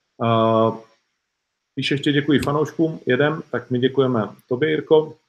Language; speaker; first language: Czech; native; Czech